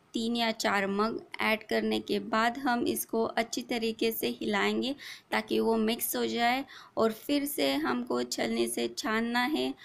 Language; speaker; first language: Hindi; non-native, local second language; Marathi